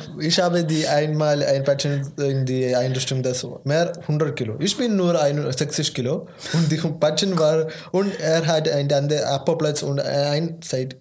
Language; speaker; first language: German; non-native, learner; Malayalam